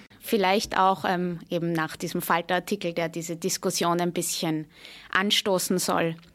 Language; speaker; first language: German; native; German